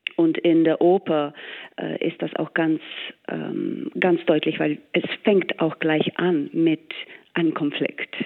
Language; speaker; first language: German; non-native, fluent; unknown